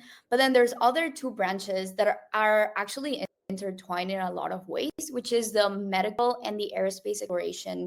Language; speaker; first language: English; non-native, local second language; Spanish